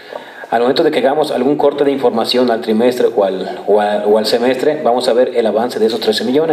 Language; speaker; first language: Spanish; native; Spanish